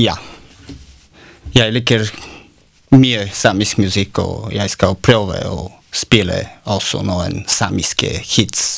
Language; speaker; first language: Norwegian; non-native, learner; Bulgarian